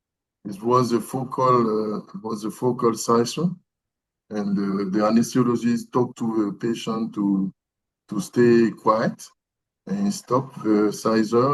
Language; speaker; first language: English; non-native, learner; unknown